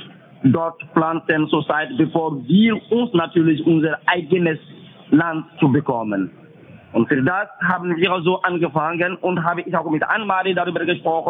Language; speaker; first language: German; non-native, fluent; French